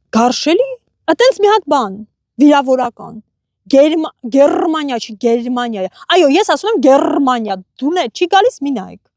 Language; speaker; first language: Armenian; native; Armenian